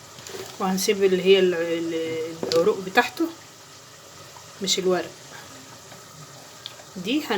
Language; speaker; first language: Arabic; native; Arabic